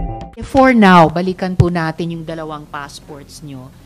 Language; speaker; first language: Filipino; native; Filipino